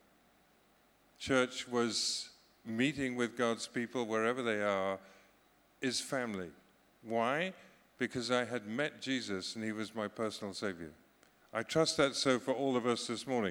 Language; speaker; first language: English; native; English